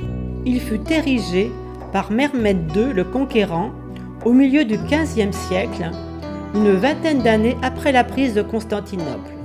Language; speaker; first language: French; native; French